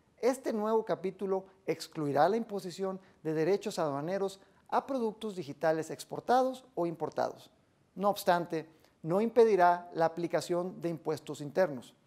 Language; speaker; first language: Spanish; native; Spanish